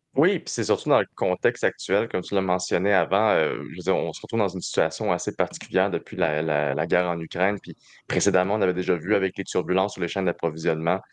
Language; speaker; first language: French; native; French